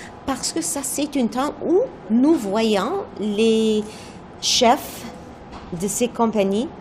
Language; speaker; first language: French; non-native, fluent; English